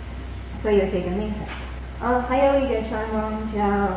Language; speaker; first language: Chinese; non-native, fluent; English